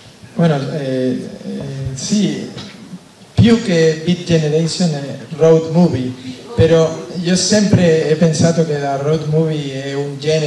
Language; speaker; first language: Italian; non-native, learner; Spanish